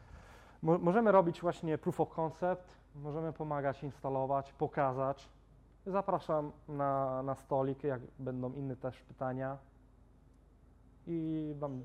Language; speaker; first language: Polish; non-native, fluent; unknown